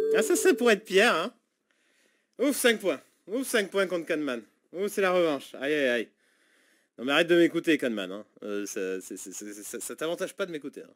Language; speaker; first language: French; native; French